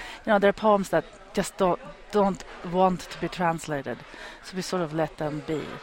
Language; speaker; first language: English; non-native, fluent; Swedish